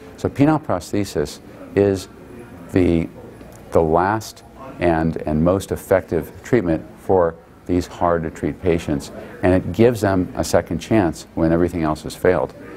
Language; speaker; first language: English; native; English